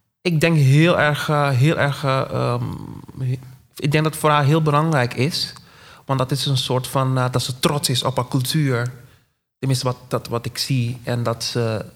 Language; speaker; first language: Dutch; non-native, local second language; Papiamento